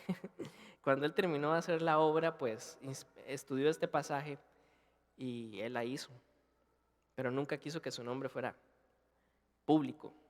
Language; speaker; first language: Spanish; native; Spanish